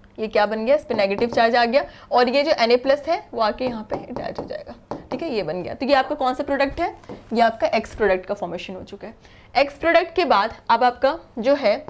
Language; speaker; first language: Hindi; native; Hindi